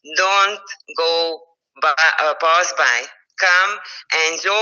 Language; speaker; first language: English; non-native, fluent; Hungarian